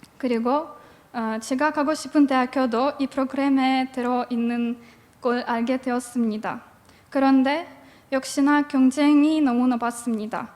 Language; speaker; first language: Korean; non-native, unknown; Russian